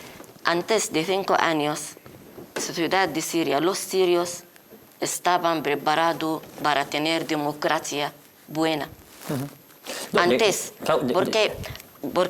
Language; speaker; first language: Spanish; non-native, learner; Arabic